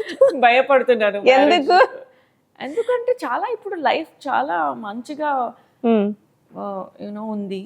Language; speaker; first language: Telugu; non-native, local second language; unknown